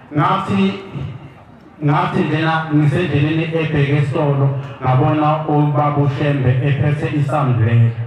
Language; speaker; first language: Zulu; native; Zulu